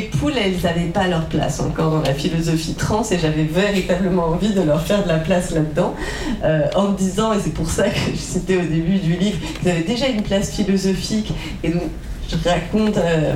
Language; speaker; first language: French; native; French